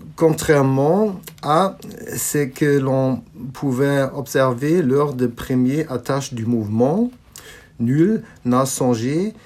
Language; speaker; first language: French; non-native, learner; German